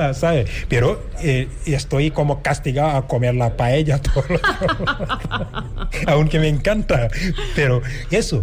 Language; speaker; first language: Spanish; non-native, fluent; Wolof